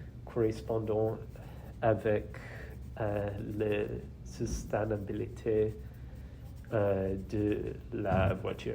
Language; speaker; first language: French; non-native, learner; English